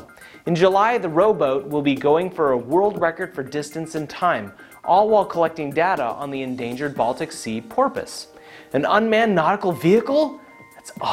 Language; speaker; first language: English; native; English